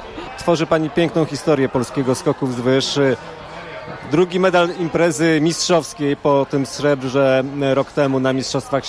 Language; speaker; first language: Polish; native; Polish